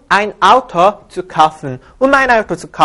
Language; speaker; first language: German; non-native, fluent; Korean